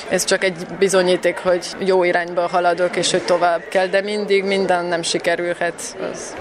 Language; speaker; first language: Hungarian; early bilingual, heritage; Hungarian